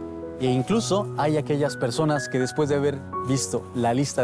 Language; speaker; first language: Spanish; native; Spanish